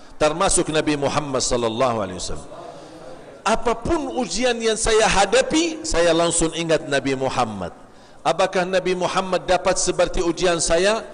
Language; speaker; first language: Malay; non-native, fluent; Arabic